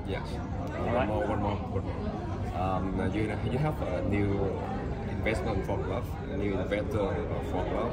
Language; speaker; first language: English; non-native, learner; Vietnamese